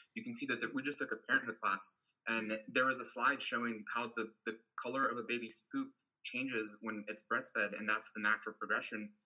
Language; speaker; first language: English; non-native, fluent; Portuguese